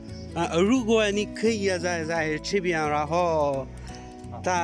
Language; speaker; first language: Chinese; non-native, learner; Pashto